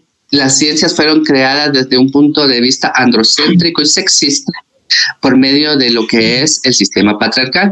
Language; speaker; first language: Spanish; native; Spanish